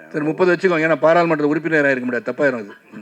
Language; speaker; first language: Tamil; native; Tamil